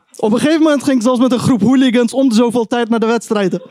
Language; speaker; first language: Dutch; early bilingual, other home language; Turkish